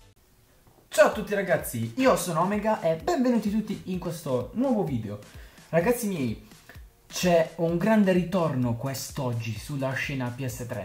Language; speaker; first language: Italian; native; Italian